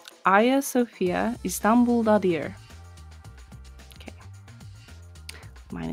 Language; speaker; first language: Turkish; non-native, learner; English